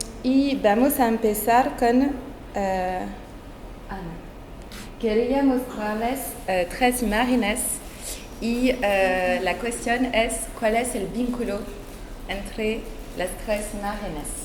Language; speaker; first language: Spanish; non-native, fluent; French